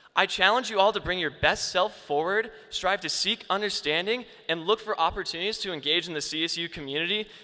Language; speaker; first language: English; native; English